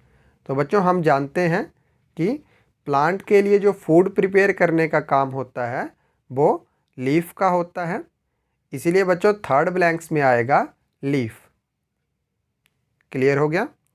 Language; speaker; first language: Hindi; native; Hindi